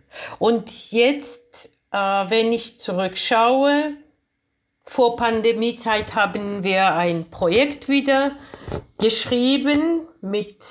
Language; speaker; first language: German; non-native, fluent; Georgian